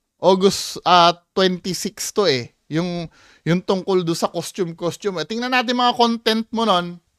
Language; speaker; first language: Filipino; native; Filipino